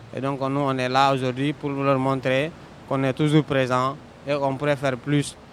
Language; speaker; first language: French; non-native, local second language; Wolof